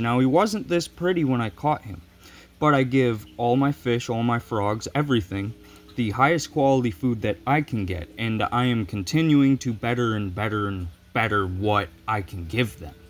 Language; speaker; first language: English; native; English